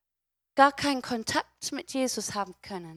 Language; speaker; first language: German; non-native, fluent; English